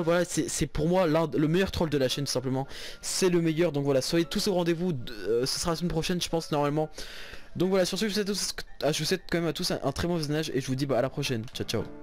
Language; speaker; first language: French; native; French